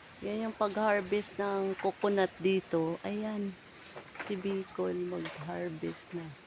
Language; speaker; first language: Filipino; native; Filipino